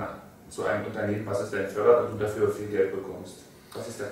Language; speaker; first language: German; native; German